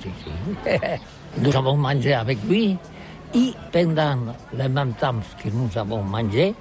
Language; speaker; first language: French; non-native, learner; Catalan